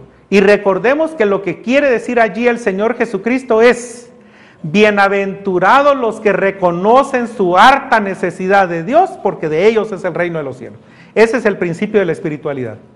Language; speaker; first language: Spanish; native; Spanish